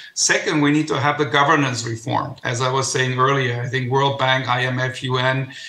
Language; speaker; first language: English; non-native, fluent; German